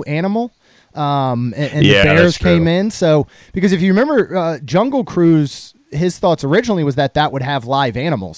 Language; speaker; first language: English; native; English